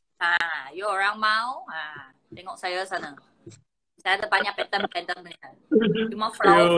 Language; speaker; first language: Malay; non-native, local second language; Chinese